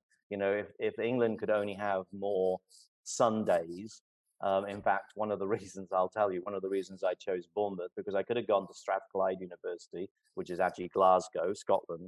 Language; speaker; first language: English; native; English